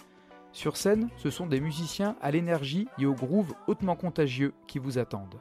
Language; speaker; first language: French; native; French